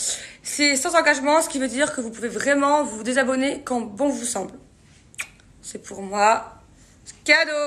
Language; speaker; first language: French; native; French